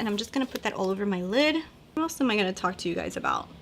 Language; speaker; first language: English; native; English